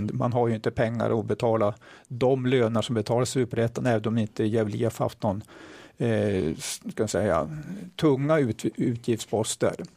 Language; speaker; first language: Swedish; native; Swedish